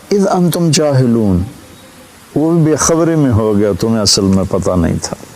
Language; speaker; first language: Urdu; non-native, local second language; Punjabi